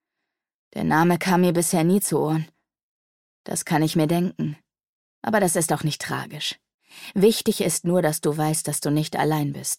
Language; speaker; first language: German; native; German